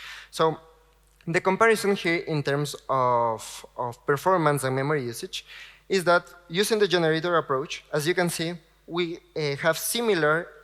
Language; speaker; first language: English; non-native, fluent; Spanish